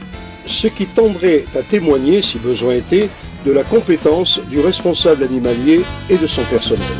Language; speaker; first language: French; native; French